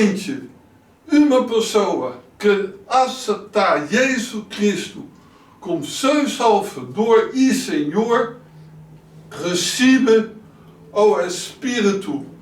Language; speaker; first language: Portuguese; non-native, learner; Dutch